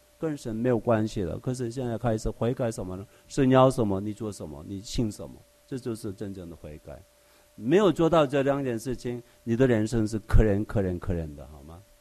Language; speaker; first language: Chinese; non-native, fluent; Korean